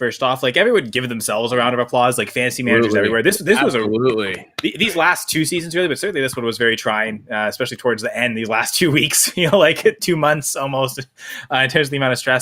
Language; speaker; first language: English; native; English